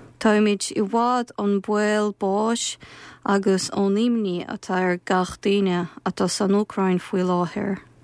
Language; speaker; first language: Irish; non-native, fluent; Ukrainian